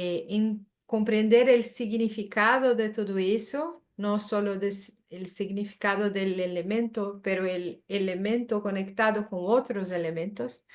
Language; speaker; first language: Spanish; non-native, learner; Portuguese